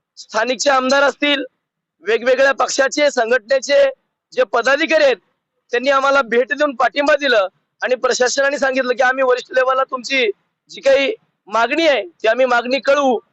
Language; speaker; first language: Marathi; non-native, local second language; Lambadi